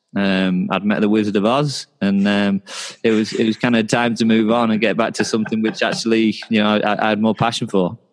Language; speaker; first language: English; native; English